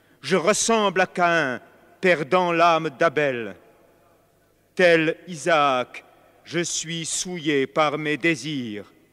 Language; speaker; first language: French; native; French